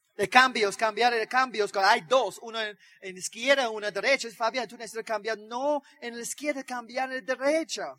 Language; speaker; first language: Spanish; non-native, learner; English